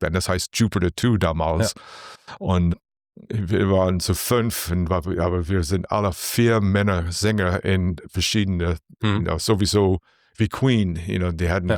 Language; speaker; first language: German; non-native, learner; English